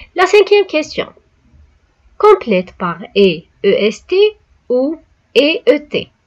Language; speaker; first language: French; non-native, local second language; Arabic